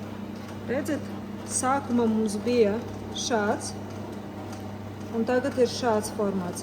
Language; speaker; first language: Latvian; native; Latvian